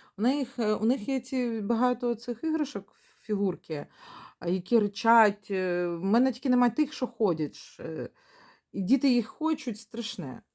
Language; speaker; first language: Ukrainian; non-native, local second language; Russian